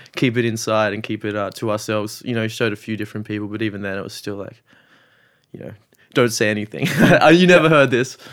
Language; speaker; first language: English; native; English